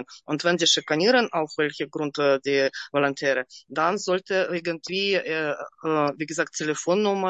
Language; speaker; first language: German; non-native, learner; Russian